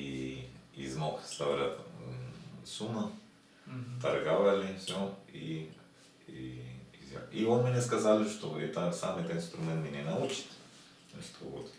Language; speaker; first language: Russian; non-native, learner; Spanish